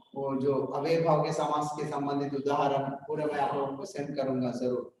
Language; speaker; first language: Hindi; non-native, local second language; Telugu